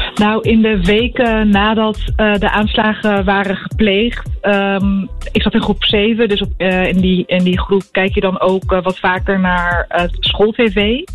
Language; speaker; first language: Dutch; early bilingual, other home language; Arabic